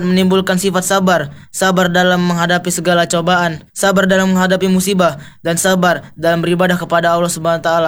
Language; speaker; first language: Indonesian; native; Indonesian